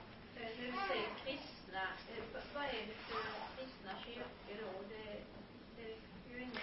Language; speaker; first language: Swedish; non-native, learner; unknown